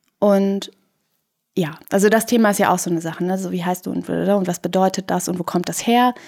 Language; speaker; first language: German; early bilingual, other home language; Persian